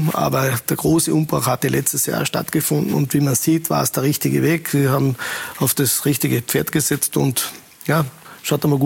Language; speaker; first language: German; native; German